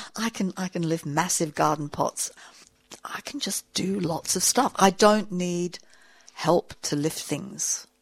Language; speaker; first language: English; native; English